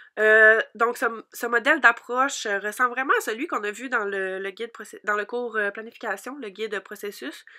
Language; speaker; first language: French; native; French